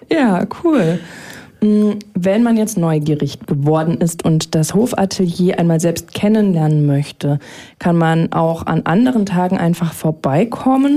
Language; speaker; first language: German; native; German